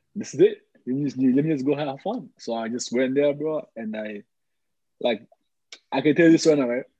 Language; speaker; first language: English; early bilingual, other home language; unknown